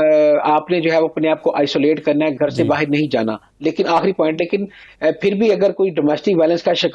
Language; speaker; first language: Urdu; native; Urdu